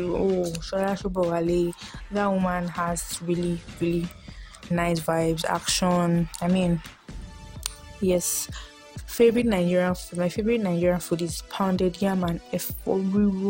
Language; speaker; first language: English; non-native, local second language; Yoruba